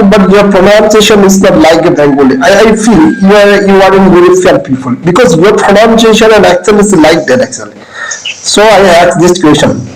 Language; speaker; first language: English; non-native, learner; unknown